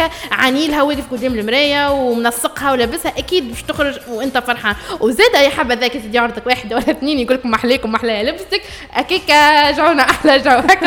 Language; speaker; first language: Arabic; native; Arabic